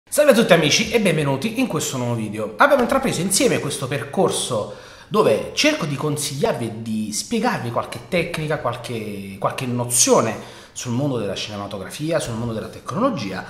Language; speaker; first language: Italian; native; Italian